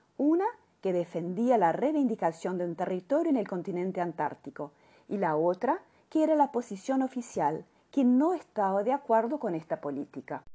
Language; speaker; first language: Spanish; non-native, fluent; Portuguese